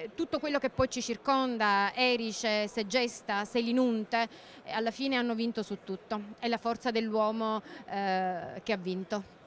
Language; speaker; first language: Italian; native; Italian